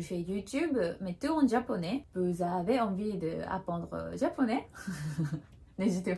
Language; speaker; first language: French; non-native, learner; Japanese